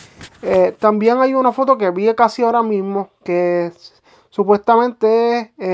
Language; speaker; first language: Spanish; native; Spanish